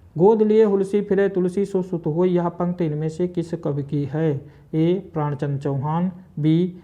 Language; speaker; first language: Hindi; native; Hindi